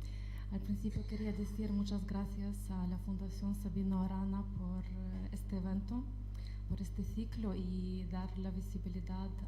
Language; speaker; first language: Spanish; non-native, fluent; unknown